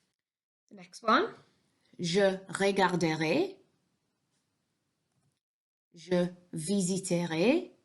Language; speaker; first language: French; non-native, fluent; English